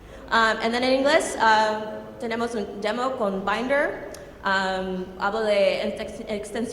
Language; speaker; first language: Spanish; non-native, learner; English